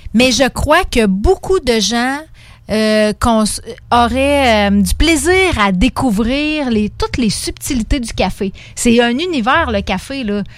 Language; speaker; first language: French; native; French